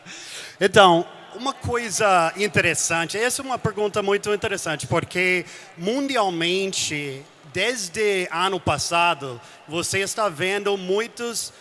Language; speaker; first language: Portuguese; non-native, fluent; English